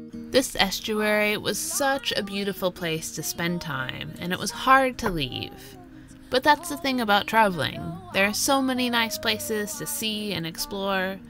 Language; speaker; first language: English; native; English